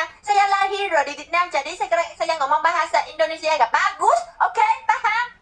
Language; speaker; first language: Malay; non-native, learner; Vietnamese